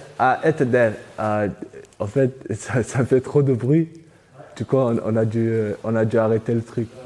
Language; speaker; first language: French; early bilingual, other home language; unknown